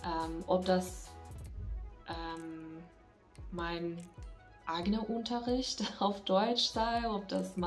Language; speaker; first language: German; non-native, fluent; English